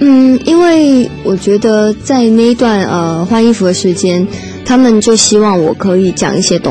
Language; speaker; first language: Chinese; native; Chinese